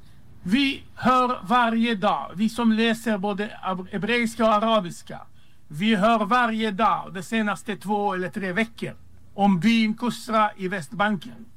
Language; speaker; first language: Swedish; non-native, fluent; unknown